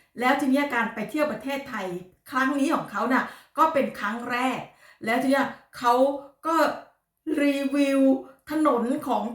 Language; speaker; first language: Thai; non-native, local second language; Lao